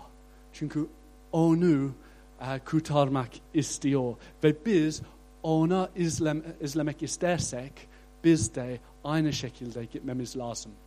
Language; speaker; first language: Turkish; non-native, fluent; English